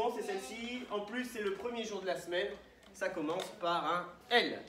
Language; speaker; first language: French; native; French